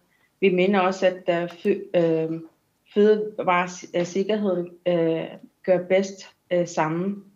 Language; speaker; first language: Danish; non-native, local second language; Kalaallisut